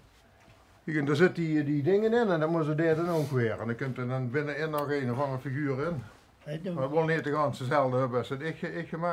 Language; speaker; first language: Dutch; native; Dutch